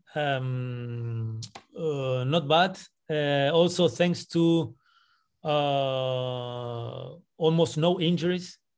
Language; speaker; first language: English; non-native, fluent; Spanish